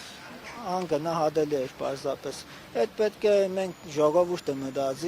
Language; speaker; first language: Armenian; native; Armenian